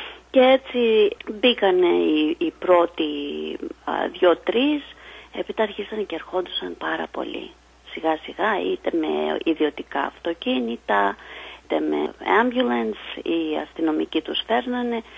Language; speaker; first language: Greek; native; Greek